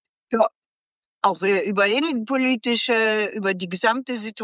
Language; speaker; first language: German; native; German